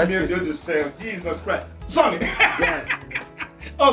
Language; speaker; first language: Portuguese; non-native, fluent; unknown